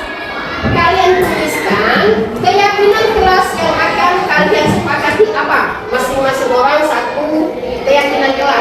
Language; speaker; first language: Indonesian; native; Indonesian